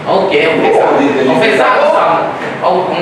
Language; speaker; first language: French; non-native, learner; Vietnamese